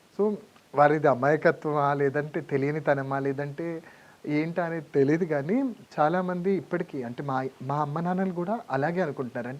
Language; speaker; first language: Telugu; non-native, local second language; Lambadi